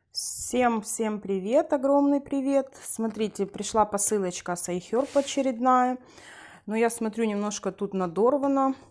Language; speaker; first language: Russian; non-native, local second language; Ukrainian